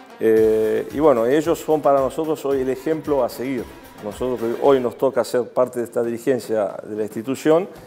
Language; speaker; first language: Spanish; early bilingual, other home language; Arabic